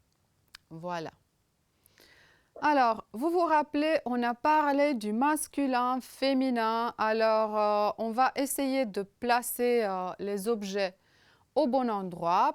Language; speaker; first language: French; non-native, fluent; Romanian